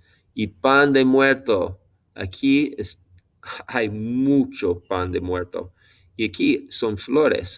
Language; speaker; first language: Spanish; non-native, fluent; English